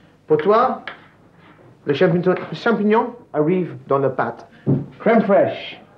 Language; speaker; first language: French; non-native, learner; English